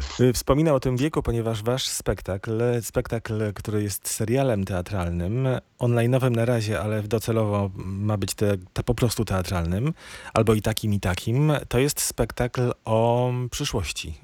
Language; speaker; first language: Polish; native; Polish